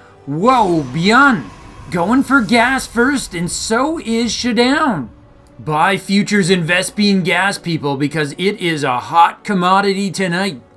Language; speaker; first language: English; native; English